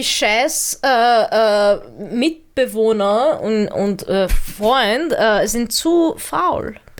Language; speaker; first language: German; early bilingual, other home language; Arabic